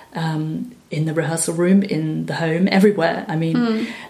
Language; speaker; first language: English; native; English